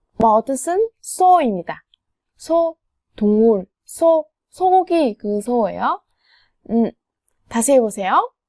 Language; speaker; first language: Korean; non-native, fluent; Vietnamese